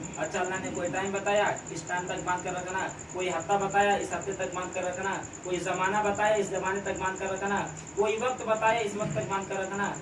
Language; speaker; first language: Urdu; native; Urdu